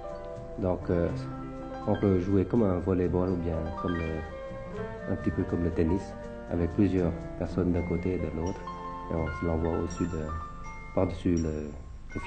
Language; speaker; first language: French; early bilingual, other home language; Thai